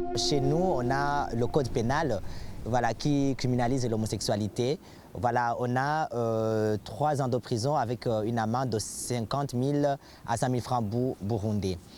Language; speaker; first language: French; non-native, local second language; Rundi